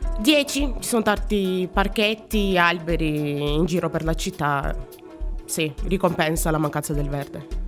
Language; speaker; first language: Italian; non-native, fluent; Russian